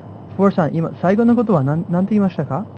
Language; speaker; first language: Japanese; non-native, fluent; English